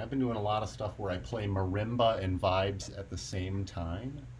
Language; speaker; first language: English; native; English